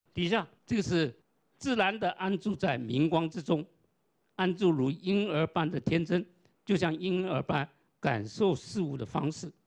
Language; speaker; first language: Chinese; non-native, local second language; Hakka Chinese